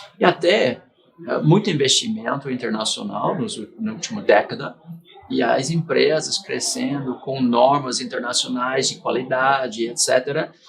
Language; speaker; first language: Portuguese; non-native, fluent; English